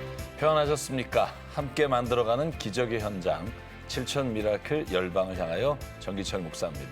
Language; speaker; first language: Korean; native; Korean